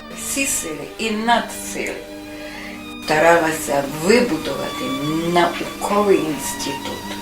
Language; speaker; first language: Ukrainian; native; Ukrainian